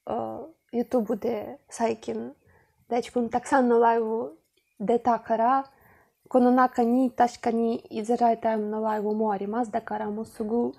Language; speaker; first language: Japanese; non-native, learner; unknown